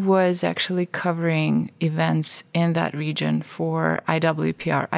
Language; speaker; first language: English; non-native, fluent; Russian